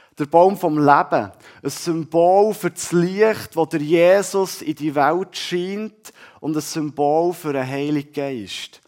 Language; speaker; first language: German; native; German